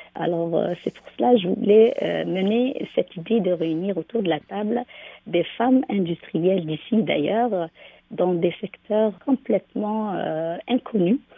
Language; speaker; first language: French; non-native, local second language; Arabic